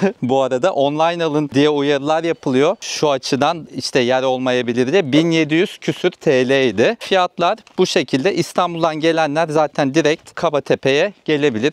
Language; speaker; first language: Turkish; native; Turkish